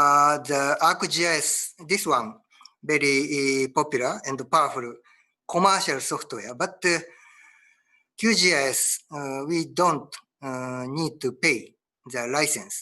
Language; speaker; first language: English; non-native, learner; Japanese